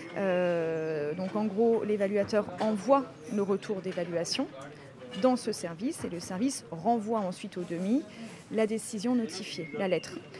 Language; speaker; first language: French; native; French